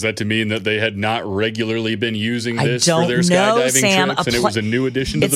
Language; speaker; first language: English; native; English